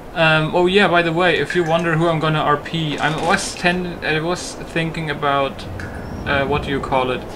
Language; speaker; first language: English; non-native, fluent; German